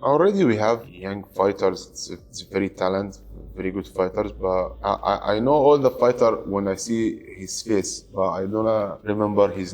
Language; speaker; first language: English; non-native, learner; Arabic